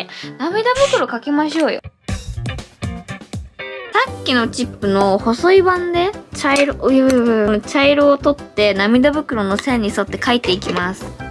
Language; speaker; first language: Japanese; native; Japanese